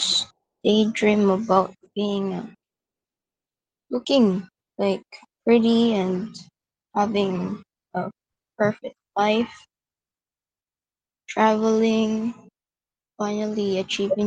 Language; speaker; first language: English; non-native, local second language; Filipino